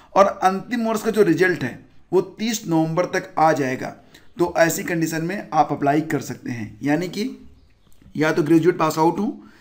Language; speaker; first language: Hindi; native; Hindi